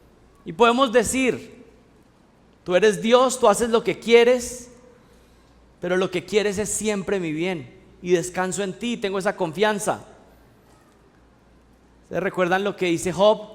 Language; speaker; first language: Spanish; native; Spanish